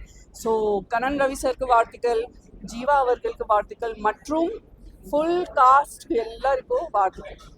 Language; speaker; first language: Tamil; non-native, fluent; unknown